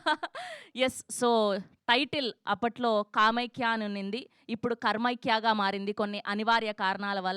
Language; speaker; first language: Telugu; native; Telugu